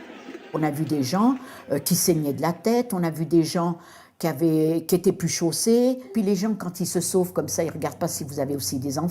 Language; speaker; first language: French; early bilingual, other home language; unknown